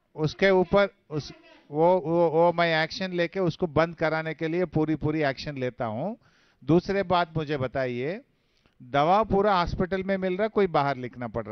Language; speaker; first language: Hindi; non-native, local second language; Telugu